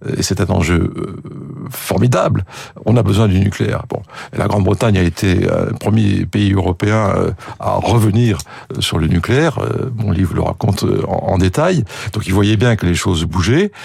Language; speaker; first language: French; native; French